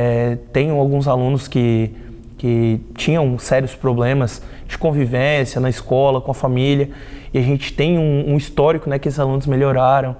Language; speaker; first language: Portuguese; native; Portuguese